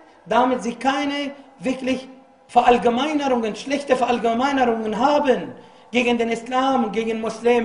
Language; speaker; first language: German; non-native, fluent; Arabic